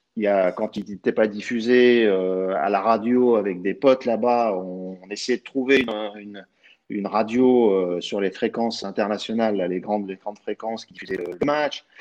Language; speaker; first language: French; early bilingual, other home language; Arabic